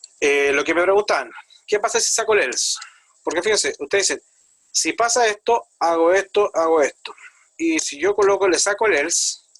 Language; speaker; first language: Spanish; native; Spanish